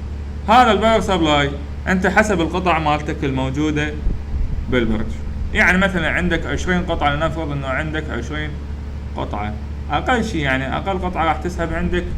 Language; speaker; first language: Arabic; native; Arabic